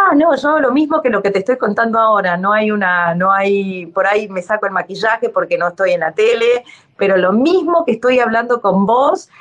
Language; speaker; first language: Spanish; native; Spanish